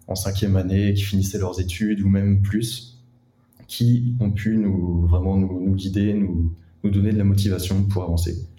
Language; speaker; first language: French; native; French